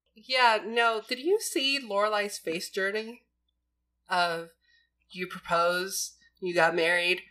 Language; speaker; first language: English; native; English